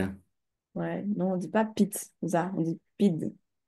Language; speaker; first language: French; native; French